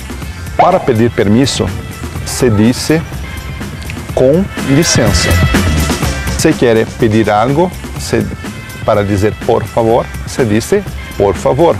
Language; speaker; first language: Spanish; non-native, fluent; Portuguese